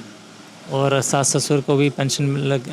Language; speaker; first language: Hindi; native; Hindi